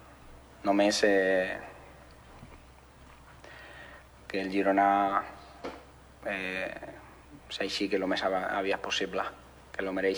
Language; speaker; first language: Catalan; non-native, fluent; Spanish